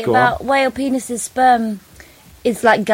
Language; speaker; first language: English; non-native, local second language; Polish